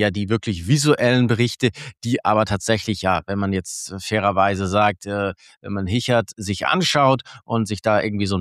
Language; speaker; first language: German; native; German